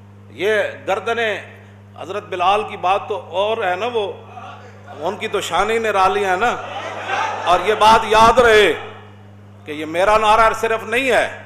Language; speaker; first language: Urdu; non-native, local second language; Punjabi